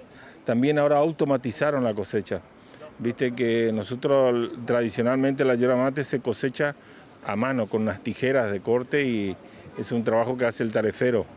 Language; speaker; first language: Spanish; native; Spanish